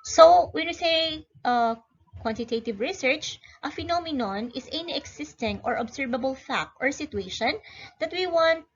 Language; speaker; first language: English; non-native, local second language; Filipino